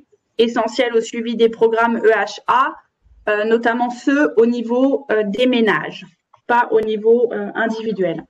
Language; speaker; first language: French; native; French